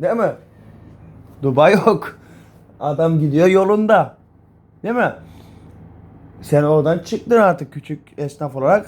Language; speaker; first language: Turkish; native; Turkish